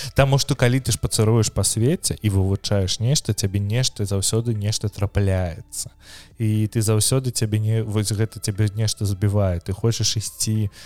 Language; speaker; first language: Belarusian; non-native, local second language; Russian